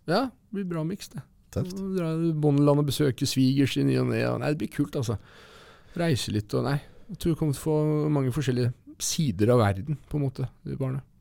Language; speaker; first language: Norwegian; early bilingual, other home language; Persian